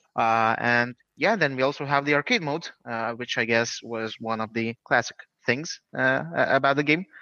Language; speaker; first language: English; non-native, fluent; Lithuanian